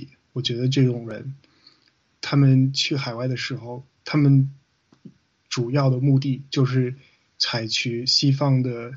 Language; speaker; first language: Chinese; non-native, fluent; English